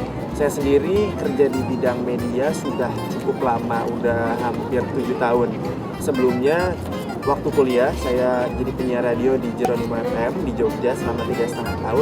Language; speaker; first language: Indonesian; native; Indonesian